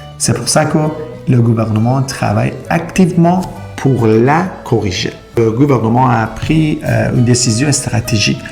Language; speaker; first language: French; non-native, fluent; Persian